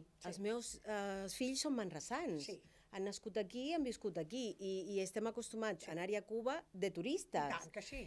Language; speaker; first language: Catalan; non-native, fluent; Spanish